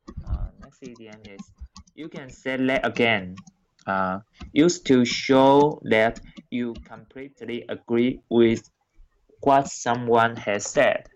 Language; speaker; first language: English; non-native, learner; Chinese